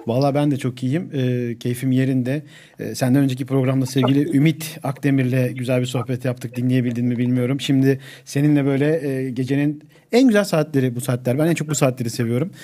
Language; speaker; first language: Turkish; native; Turkish